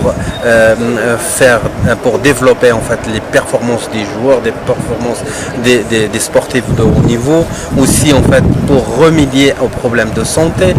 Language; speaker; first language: French; non-native, local second language; Arabic